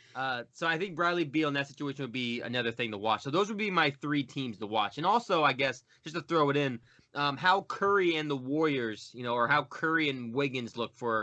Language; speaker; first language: English; native; English